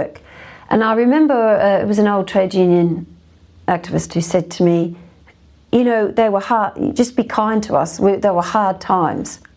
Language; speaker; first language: English; native; English